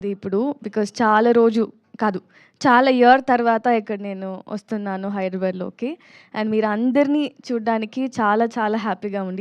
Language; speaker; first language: Telugu; non-native, learner; Tamil